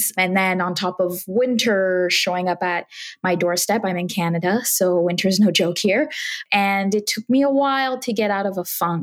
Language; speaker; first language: English; native; English